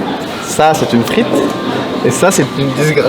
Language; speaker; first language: French; native; French